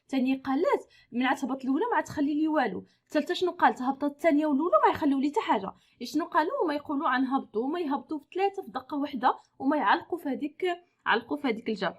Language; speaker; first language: Arabic; native; Arabic